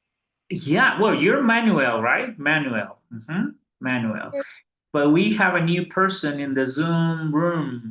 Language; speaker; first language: English; non-native, fluent; Spanish